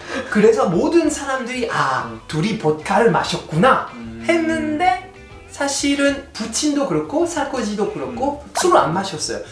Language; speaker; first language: Korean; non-native, fluent; French